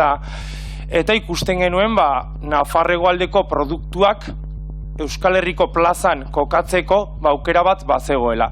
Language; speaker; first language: Basque; native; Basque